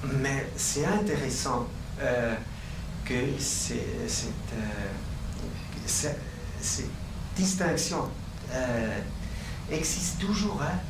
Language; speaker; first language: French; non-native, local second language; German